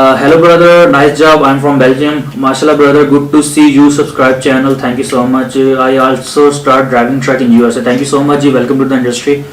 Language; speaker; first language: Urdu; non-native, local second language; Punjabi